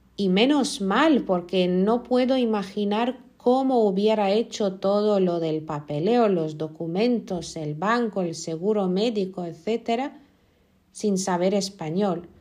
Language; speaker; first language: Spanish; non-native, fluent; Lithuanian